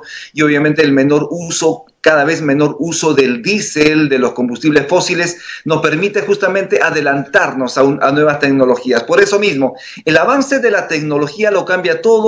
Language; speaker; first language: Spanish; native; Spanish